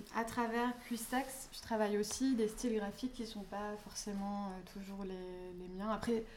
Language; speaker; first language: French; native; French